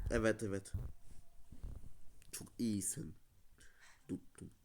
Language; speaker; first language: Turkish; non-native, learner; Russian